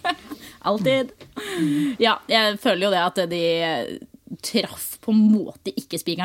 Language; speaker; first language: Norwegian; native; Norwegian